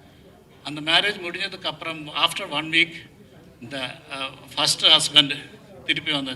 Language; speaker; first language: Tamil; non-native, learner; Malayalam